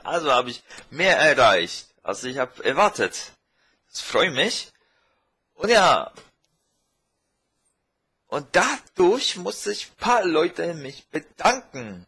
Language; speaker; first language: German; non-native, fluent; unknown